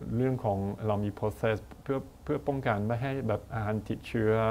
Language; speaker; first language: Thai; non-native, fluent; French